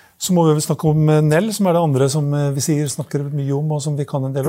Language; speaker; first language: Norwegian; native; Norwegian